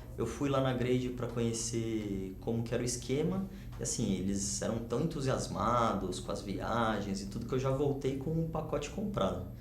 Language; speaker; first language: Portuguese; native; Portuguese